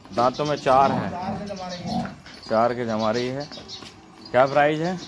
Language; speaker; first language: Hindi; native; Hindi